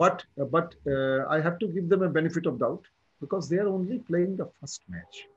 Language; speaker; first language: English; non-native, local second language; Bangla